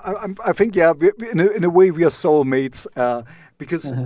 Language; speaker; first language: English; non-native, fluent; German